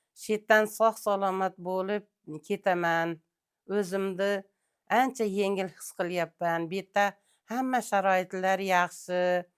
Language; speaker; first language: Uzbek; native; Uzbek